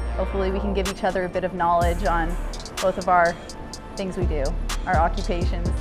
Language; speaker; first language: English; native; English